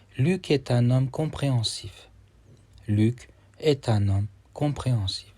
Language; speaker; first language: French; non-native, fluent; Turkish